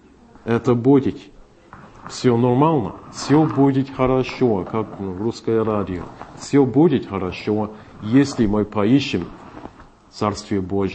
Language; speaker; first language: Russian; non-native, fluent; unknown